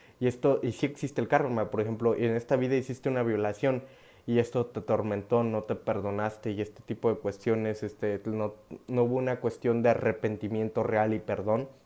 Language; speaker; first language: Spanish; native; Spanish